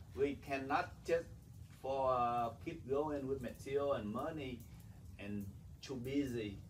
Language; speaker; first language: English; non-native, learner; Vietnamese